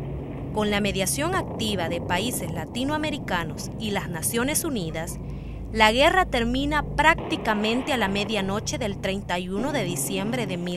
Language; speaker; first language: Spanish; native; Spanish